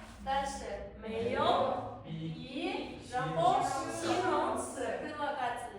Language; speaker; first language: Russian; non-native, local second language; Kyrgyz